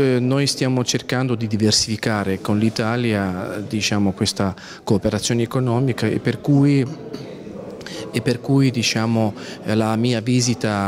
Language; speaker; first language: Italian; non-native, fluent; Azerbaijani